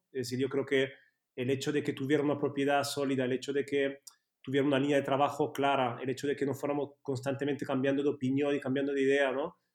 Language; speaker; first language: Spanish; early bilingual, heritage; Spanish